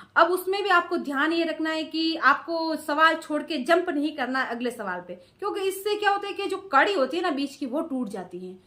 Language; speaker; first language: Hindi; native; Hindi